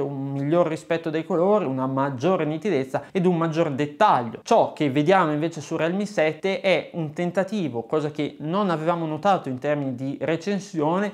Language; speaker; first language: Italian; native; Italian